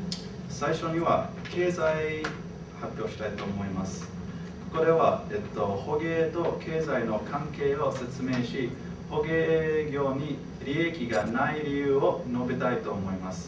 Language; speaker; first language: Japanese; non-native, fluent; English